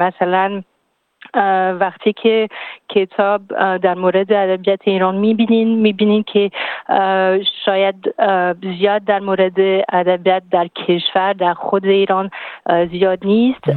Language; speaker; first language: Persian; non-native, fluent; French